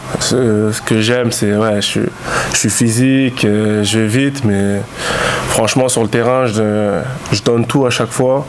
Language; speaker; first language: French; native; French